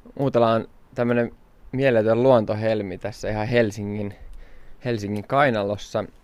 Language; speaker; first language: Finnish; native; Finnish